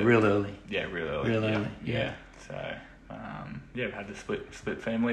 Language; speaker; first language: English; native; English